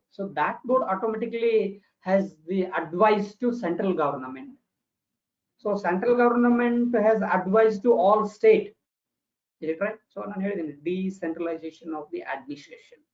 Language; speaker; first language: English; non-native, local second language; Kannada